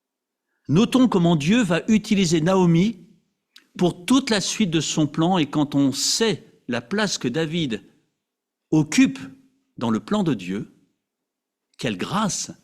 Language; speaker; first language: French; native; French